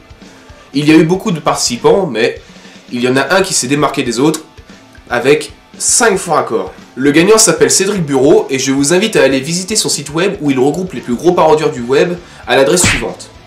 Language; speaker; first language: French; native; French